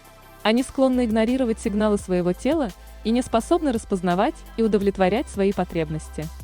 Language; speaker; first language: Russian; native; Russian